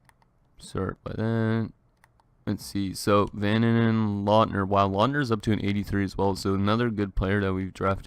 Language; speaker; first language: English; native; English